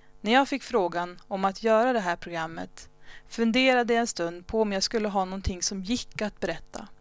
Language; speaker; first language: Swedish; early bilingual, other home language; Spanish